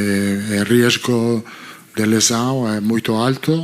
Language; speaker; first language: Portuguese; non-native, learner; Italian